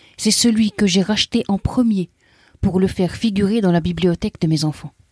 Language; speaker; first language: French; native; French